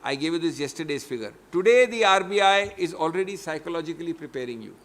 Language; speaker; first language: English; non-native, local second language; Hindi